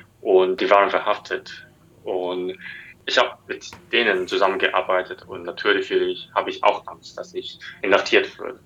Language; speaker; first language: German; non-native, learner; Cantonese